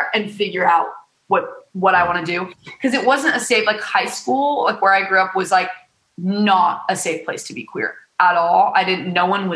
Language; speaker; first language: English; native; English